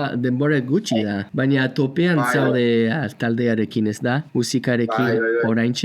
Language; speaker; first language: Basque; non-native, learner; English